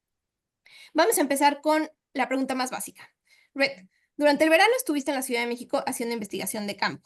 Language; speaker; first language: Spanish; native; Spanish